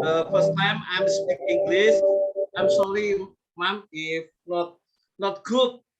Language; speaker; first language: English; non-native, learner; Indonesian